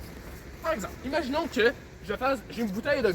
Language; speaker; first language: French; native; French